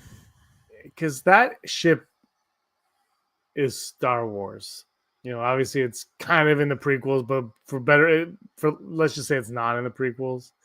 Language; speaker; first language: English; native; English